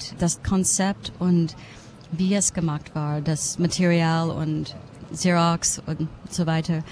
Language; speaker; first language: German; non-native, fluent; English